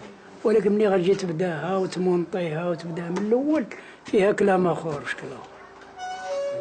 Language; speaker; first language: Arabic; native; Arabic